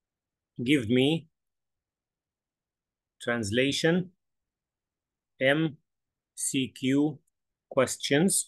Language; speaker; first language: English; non-native, fluent; Arabic